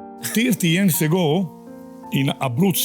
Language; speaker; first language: English; non-native, learner; Italian